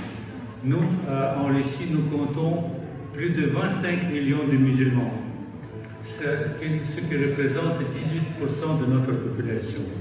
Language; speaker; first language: French; non-native, fluent; Russian